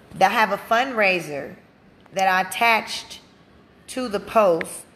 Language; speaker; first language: English; native; English